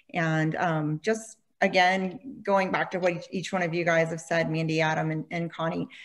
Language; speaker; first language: English; native; English